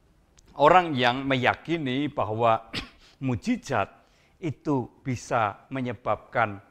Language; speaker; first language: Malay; non-native, local second language; Indonesian